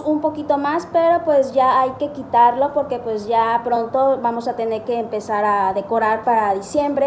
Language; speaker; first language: Spanish; native; Spanish